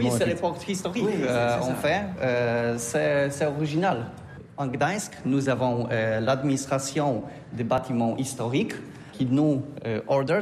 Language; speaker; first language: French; non-native, learner; Polish